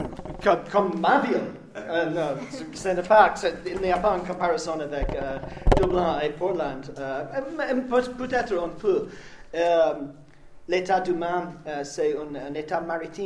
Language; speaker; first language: French; non-native, learner; English